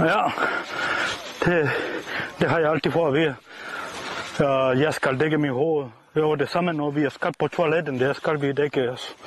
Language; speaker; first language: Danish; non-native, fluent; Spanish